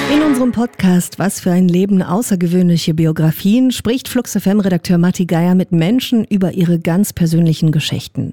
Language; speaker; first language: German; native; German